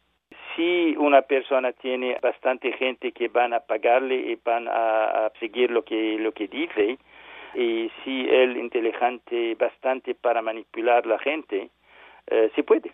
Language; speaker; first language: Spanish; non-native, learner; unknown